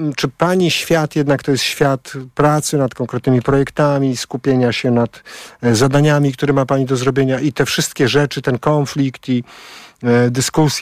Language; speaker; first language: Polish; native; Polish